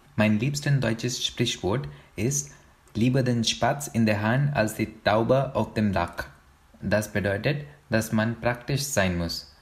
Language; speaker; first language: German; non-native, learner; Hindi